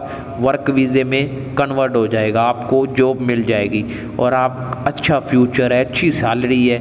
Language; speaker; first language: Hindi; non-native, local second language; Punjabi